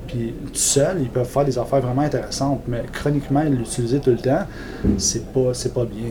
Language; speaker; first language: French; non-native, local second language; English